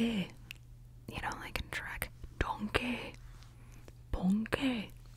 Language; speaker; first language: English; native; English